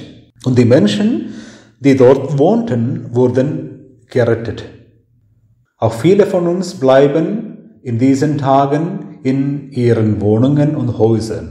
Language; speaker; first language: German; non-native, fluent; Malayalam